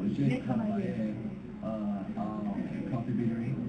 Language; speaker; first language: French; non-native, learner; English